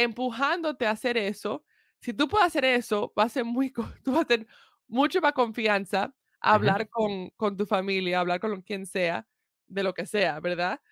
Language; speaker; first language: Spanish; early bilingual, heritage; Spanish